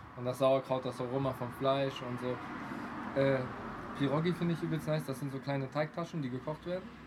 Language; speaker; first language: German; early bilingual, other home language; Polish